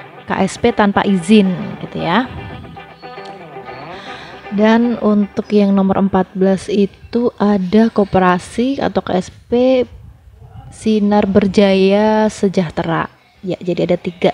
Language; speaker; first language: Indonesian; native; Indonesian